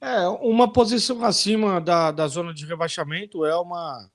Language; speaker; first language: Portuguese; native; Portuguese